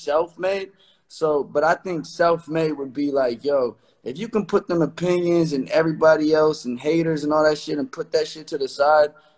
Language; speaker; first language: English; native; English